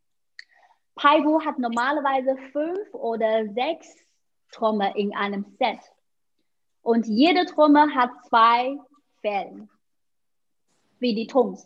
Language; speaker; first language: German; non-native, fluent; Chinese